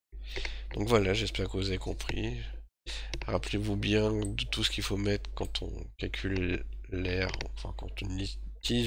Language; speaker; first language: French; native; French